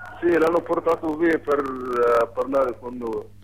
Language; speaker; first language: Italian; non-native, learner; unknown